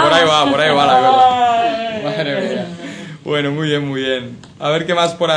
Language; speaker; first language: Spanish; native; Spanish